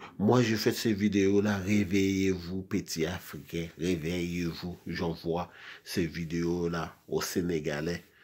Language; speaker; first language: French; non-native, local second language; Haitian Creole